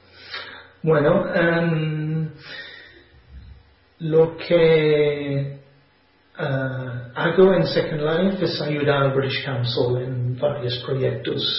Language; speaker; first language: Spanish; non-native, fluent; English